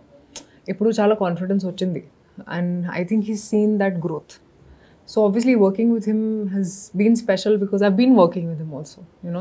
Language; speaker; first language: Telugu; non-native, local second language; Hindi